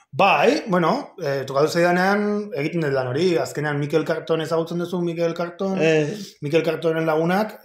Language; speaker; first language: Basque; non-native, local second language; Spanish